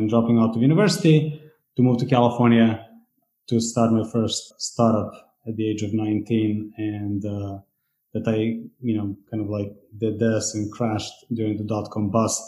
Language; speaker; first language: English; non-native, fluent; Serbian